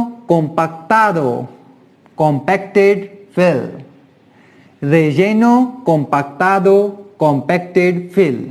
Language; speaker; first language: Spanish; non-native, learner; Hindi